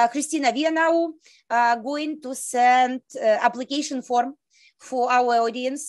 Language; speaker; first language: English; non-native, learner; Ukrainian